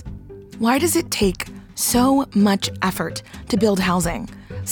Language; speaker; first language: English; native; English